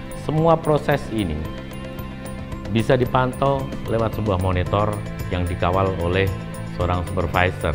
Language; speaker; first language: Indonesian; non-native, local second language; Javanese